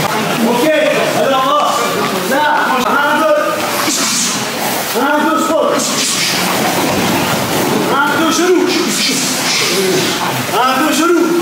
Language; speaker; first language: French; native; French